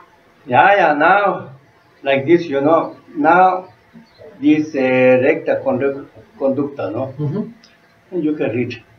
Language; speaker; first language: English; non-native, learner; Tibetan